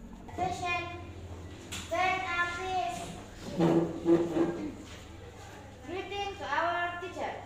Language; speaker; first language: English; non-native, learner; Indonesian